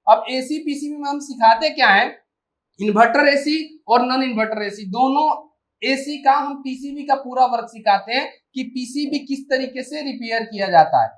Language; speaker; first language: Hindi; native; Hindi